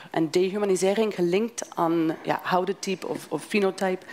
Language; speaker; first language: Dutch; non-native, fluent; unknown